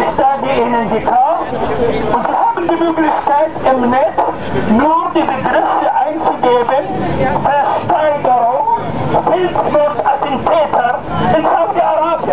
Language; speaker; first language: German; non-native, fluent; Arabic